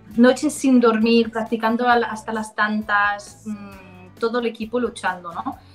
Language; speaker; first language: Spanish; non-native, fluent; Danish